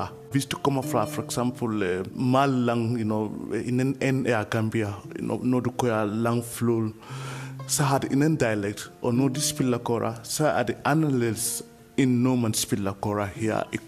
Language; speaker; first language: Danish; non-native, fluent; Mandingo